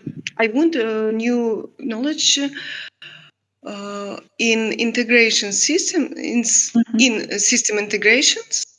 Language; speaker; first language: English; non-native, learner; Russian